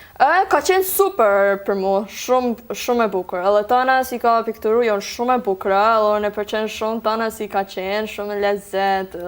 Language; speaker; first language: Albanian; early bilingual, heritage; Albanian